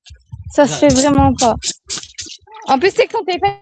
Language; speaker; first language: French; native; French